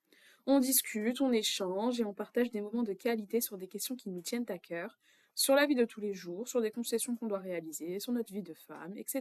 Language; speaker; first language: French; native; French